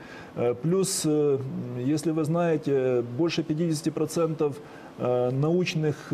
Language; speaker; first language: Russian; native; Russian